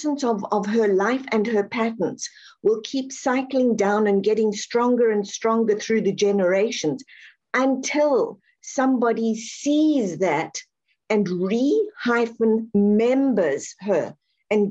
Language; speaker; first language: English; native; English